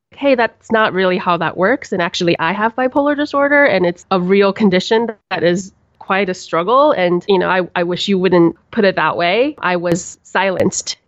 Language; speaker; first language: English; native; English